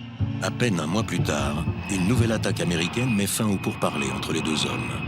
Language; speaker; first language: French; native; French